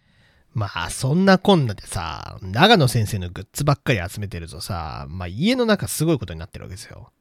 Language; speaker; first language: Japanese; native; Japanese